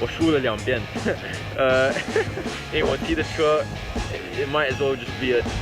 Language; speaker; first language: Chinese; non-native, local second language; English